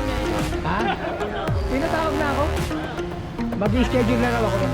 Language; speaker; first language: Filipino; native; Filipino